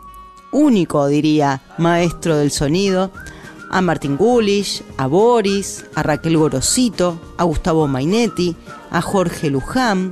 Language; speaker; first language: Spanish; native; Spanish